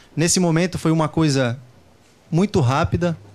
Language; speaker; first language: Portuguese; native; Portuguese